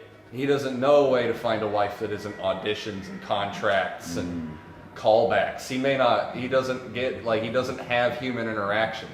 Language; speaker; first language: English; native; English